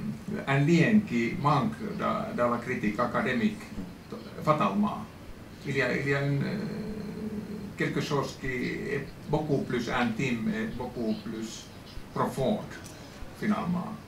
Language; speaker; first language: French; non-native, fluent; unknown